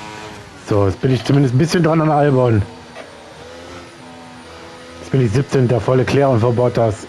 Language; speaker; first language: German; native; German